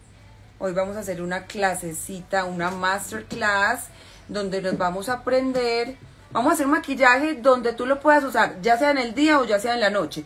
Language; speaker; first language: Spanish; native; Spanish